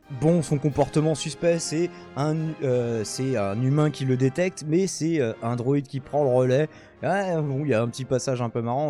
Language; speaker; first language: French; native; French